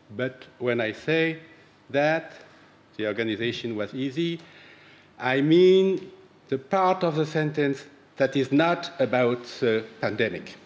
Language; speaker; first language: English; non-native, fluent; French